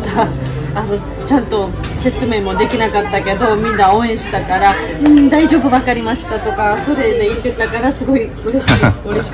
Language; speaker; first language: Japanese; non-native, fluent; Georgian